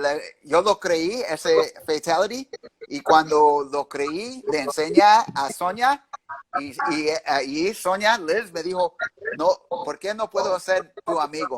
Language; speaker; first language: Spanish; early bilingual, heritage; English